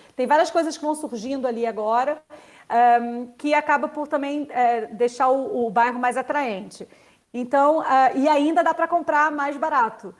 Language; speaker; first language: Portuguese; native; Portuguese